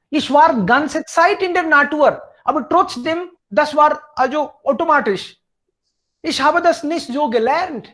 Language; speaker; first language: German; non-native, fluent; Hindi